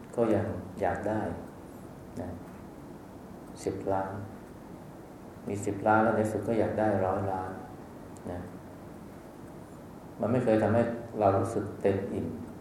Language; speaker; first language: Thai; native; Thai